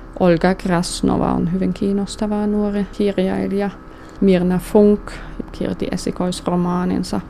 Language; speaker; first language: Finnish; non-native, fluent; German